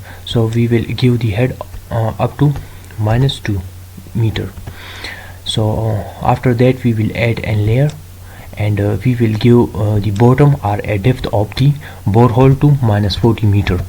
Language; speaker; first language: English; non-native, local second language; Urdu